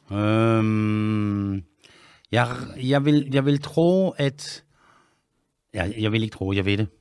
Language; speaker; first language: Danish; non-native, fluent; French